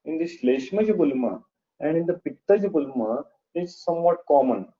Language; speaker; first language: English; non-native, local second language; Marathi